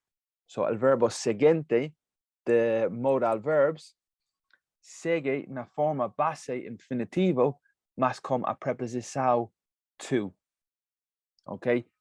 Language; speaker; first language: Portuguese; non-native, fluent; English